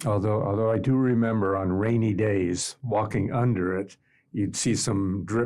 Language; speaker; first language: English; native; English